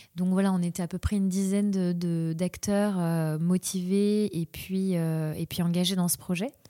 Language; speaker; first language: French; native; French